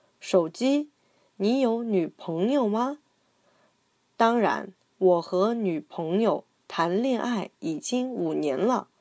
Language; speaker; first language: Chinese; non-native, fluent; Korean